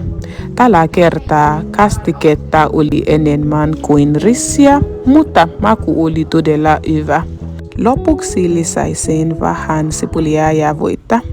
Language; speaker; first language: Finnish; non-native, learner; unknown